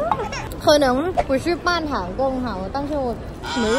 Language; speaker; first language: Chinese; non-native, learner; Thai